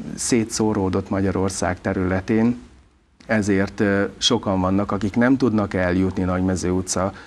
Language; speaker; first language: Hungarian; non-native, local second language; Serbian